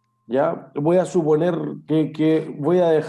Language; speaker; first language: Spanish; native; Spanish